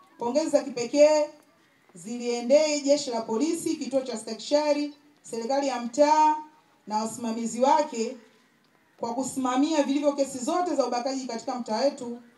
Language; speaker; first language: Swahili; native; Swahili